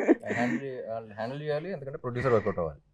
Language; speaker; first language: Telugu; native; Telugu